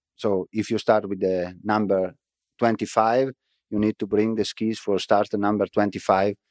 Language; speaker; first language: English; non-native, fluent; Italian